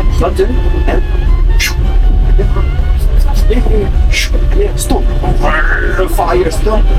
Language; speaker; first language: English; non-native, learner; Korean